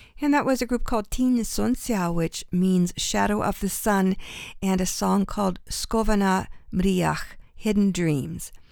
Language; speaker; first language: English; early bilingual, other home language; Ukrainian